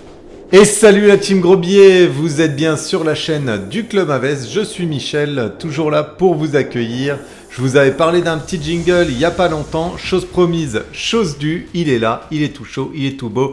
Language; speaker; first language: French; native; French